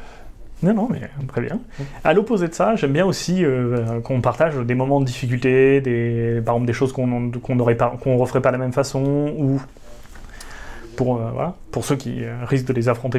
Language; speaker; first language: French; native; French